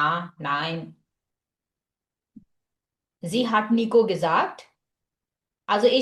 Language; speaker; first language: German; non-native, fluent; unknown